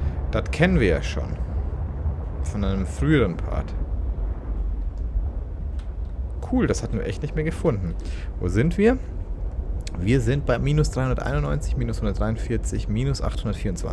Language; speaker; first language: German; native; German